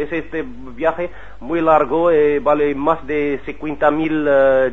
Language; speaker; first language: Spanish; non-native, learner; Arabic